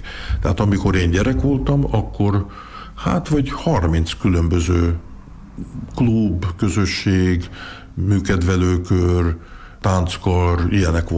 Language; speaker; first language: Hungarian; early bilingual, heritage; Hungarian